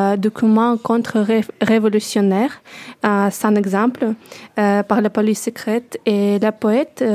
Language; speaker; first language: French; non-native, learner; Russian